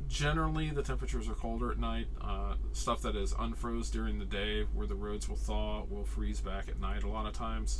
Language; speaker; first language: English; native; English